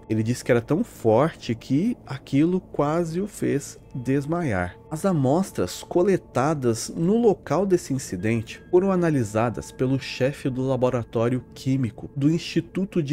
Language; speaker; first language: Portuguese; native; Portuguese